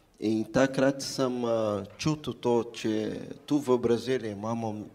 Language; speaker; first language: Slovenian; non-native, fluent; Portuguese